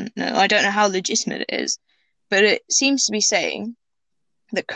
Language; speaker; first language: English; native; English